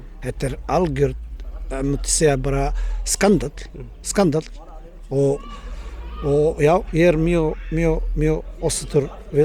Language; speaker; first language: Icelandic; non-native, learner; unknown